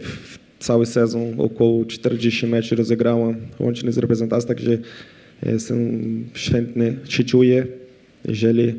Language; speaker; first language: Polish; non-native, fluent; Portuguese